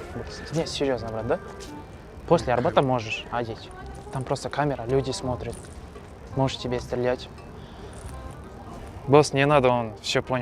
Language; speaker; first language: Russian; non-native, local second language; Kazakh